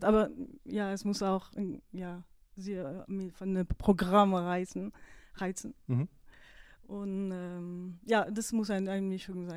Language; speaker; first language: German; non-native, fluent; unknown